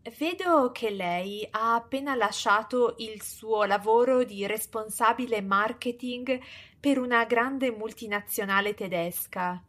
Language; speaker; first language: Italian; native; Italian